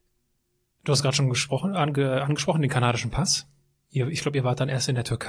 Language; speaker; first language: German; native; German